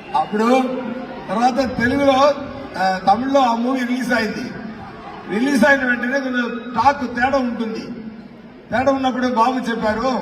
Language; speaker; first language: Telugu; non-native, fluent; Tamil